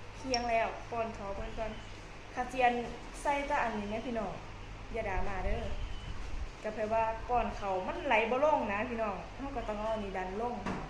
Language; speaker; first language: Thai; native; Thai